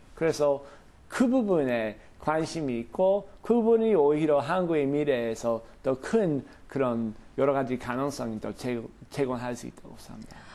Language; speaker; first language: Korean; non-native, fluent; English